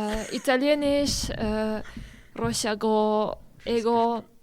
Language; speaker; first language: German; non-native, learner; French